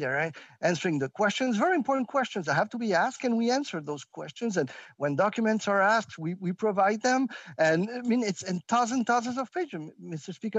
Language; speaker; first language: English; non-native, fluent; French